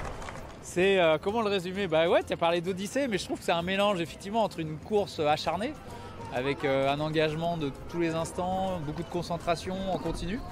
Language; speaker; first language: French; native; French